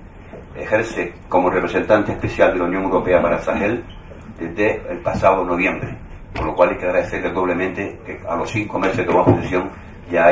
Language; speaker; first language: Spanish; native; Spanish